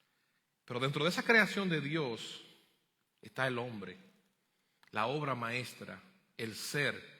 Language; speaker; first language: Spanish; native; Spanish